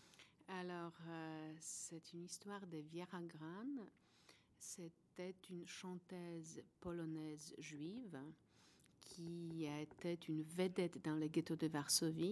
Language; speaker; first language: French; non-native, fluent; Polish